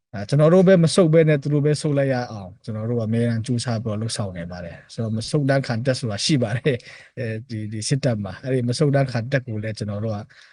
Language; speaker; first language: Burmese; non-native, local second language; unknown